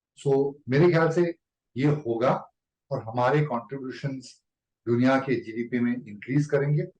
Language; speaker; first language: Hindi; native; Hindi